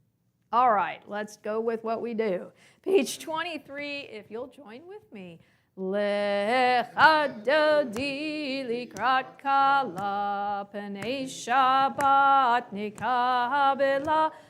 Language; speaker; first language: English; native; English